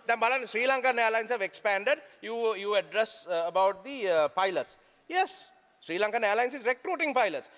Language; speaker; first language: English; non-native, local second language; Sinhala